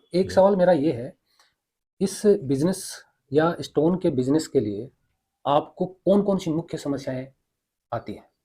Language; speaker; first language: Hindi; native; Hindi